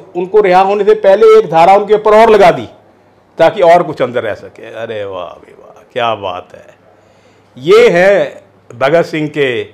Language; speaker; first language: Hindi; non-native, local second language; Punjabi